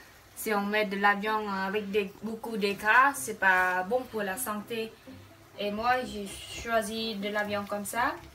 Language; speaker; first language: French; non-native, learner; Khmer